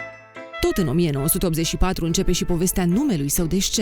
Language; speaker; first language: Romanian; native; Romanian